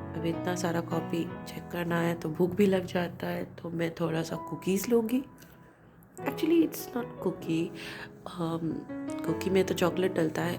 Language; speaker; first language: Hindi; non-native, local second language; Bangla